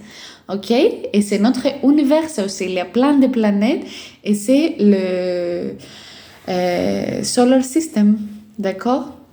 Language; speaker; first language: French; non-native, fluent; Greek